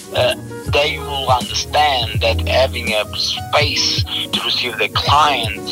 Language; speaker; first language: English; non-native, fluent; Portuguese